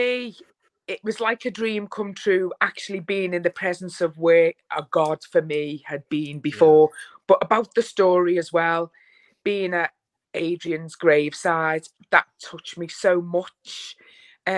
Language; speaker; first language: English; native; English